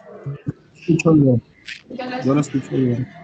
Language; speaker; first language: Spanish; native; Spanish